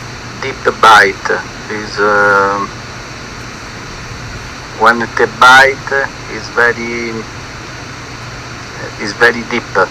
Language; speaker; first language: English; non-native, learner; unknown